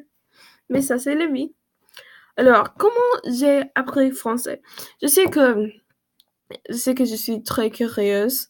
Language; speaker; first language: French; non-native, learner; English